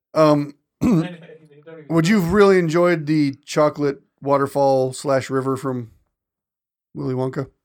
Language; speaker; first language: English; native; English